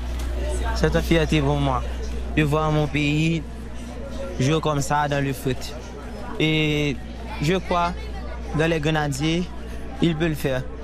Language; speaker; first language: French; non-native, local second language; Haitian Creole